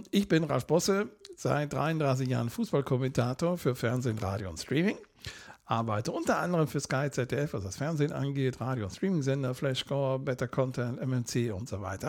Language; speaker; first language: German; native; German